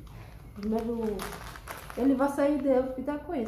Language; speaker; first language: Portuguese; non-native, learner; Spanish